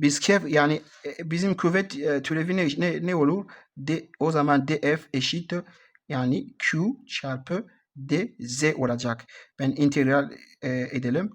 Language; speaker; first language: Turkish; non-native, learner; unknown